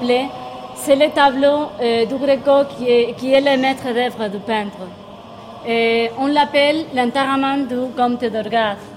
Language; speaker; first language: French; non-native, fluent; Spanish